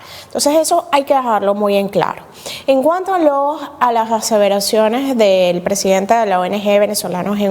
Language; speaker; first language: Spanish; native; Spanish